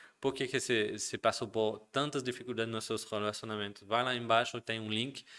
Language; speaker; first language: Portuguese; non-native, fluent; French